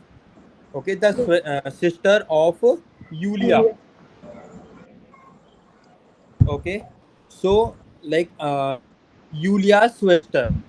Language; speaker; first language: English; non-native, local second language; Hindi